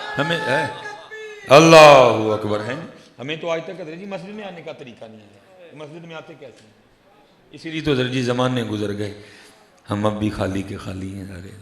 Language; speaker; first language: Urdu; non-native, local second language; Punjabi